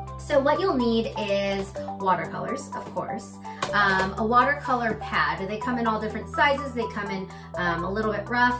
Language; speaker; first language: English; native; English